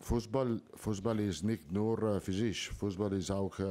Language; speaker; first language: German; non-native, fluent; Italian